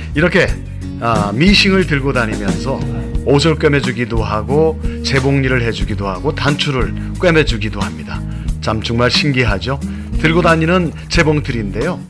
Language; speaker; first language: Korean; native; Korean